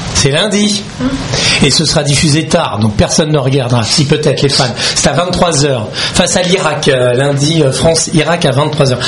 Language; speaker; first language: French; native; French